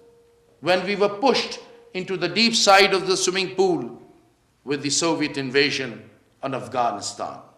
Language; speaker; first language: English; non-native, local second language; Urdu